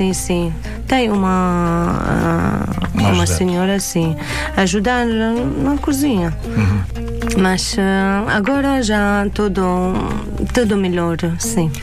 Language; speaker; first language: Portuguese; non-native, learner; Arabic